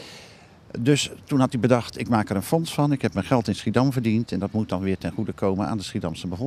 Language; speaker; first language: Dutch; native; Dutch